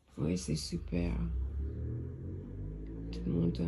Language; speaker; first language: French; non-native, fluent; English